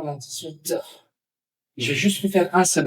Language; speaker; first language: French; native; French